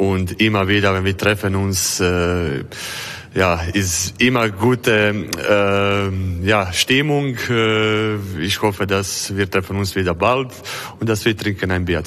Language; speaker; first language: German; non-native, learner; Croatian